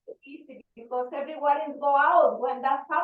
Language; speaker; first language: English; non-native, learner; Spanish